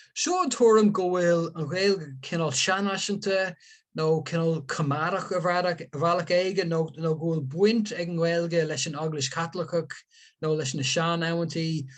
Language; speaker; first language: Irish; non-native, local second language; English